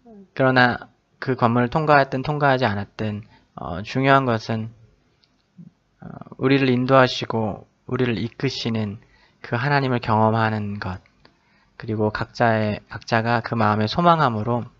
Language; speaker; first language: Korean; native; Korean